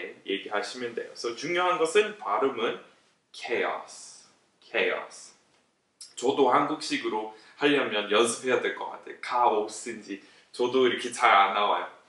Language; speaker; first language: Korean; non-native, fluent; English